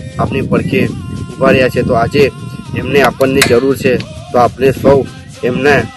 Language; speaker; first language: Gujarati; non-native, local second language; Vasavi